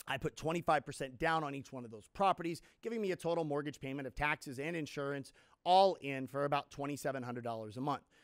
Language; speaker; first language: English; native; English